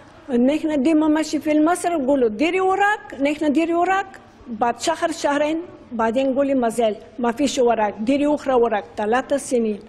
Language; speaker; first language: Arabic; non-native, learner; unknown